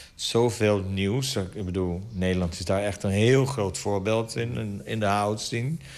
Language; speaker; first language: Dutch; non-native, fluent; Portuguese